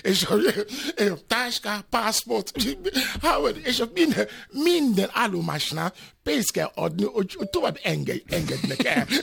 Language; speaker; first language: Hungarian; non-native, fluent; Yoruba